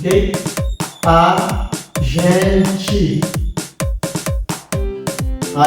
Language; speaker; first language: Portuguese; non-native, fluent; Haitian Creole